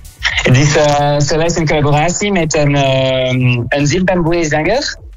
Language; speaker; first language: Dutch; non-native, local second language; French